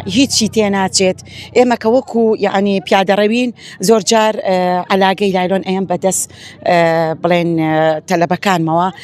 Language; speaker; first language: Central Kurdish; non-native, local second language; Gurani